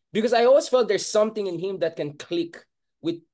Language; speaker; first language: English; non-native, local second language; Iloko